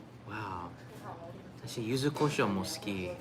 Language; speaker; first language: Japanese; non-native, fluent; English